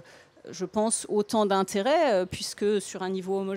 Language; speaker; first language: French; native; French